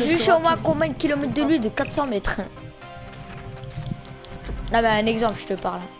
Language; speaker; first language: French; native; French